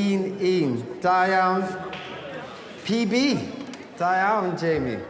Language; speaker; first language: Welsh; non-native, learner; English